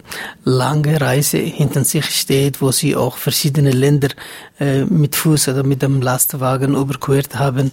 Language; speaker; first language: German; non-native, fluent; Somali